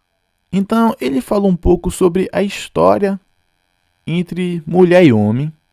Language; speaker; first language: Portuguese; non-native, fluent; English